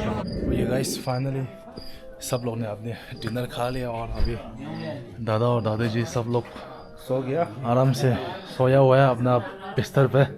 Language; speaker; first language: Hindi; non-native, fluent; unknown